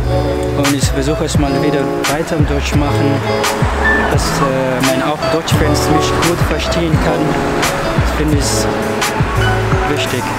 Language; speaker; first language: German; non-native, learner; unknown